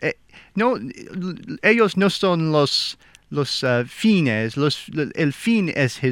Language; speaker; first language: Spanish; non-native, learner; English